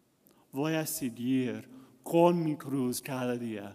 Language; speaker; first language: Spanish; non-native, learner; English